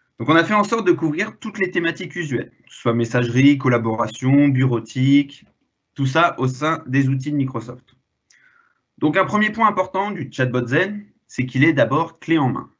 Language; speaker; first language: French; native; French